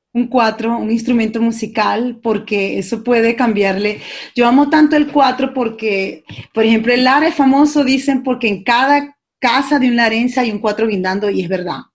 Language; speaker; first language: Spanish; native; Spanish